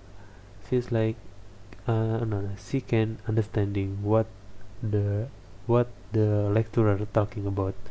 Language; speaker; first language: English; non-native, learner; Indonesian